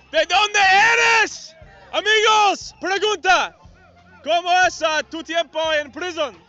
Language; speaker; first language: Spanish; non-native, learner; English